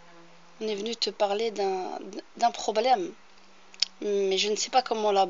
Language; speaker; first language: French; early bilingual, other home language; Arabic